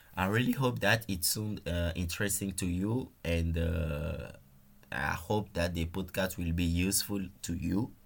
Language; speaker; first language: English; non-native, fluent; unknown